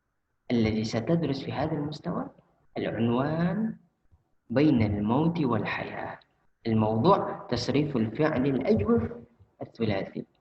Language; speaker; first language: Arabic; non-native, fluent; Indonesian